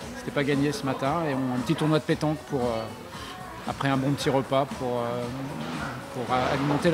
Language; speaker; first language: French; native; French